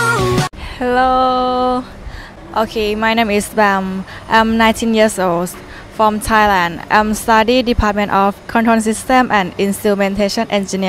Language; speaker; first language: English; non-native, learner; Thai